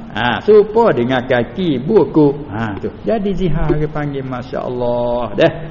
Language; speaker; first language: Malay; native; Malay